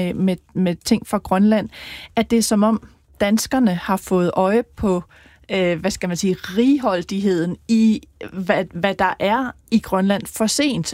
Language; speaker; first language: Danish; native; Danish